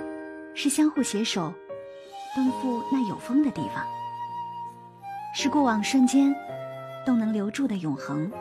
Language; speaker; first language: Chinese; native; Chinese